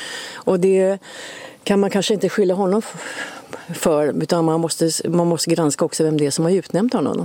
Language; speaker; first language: Swedish; native; Swedish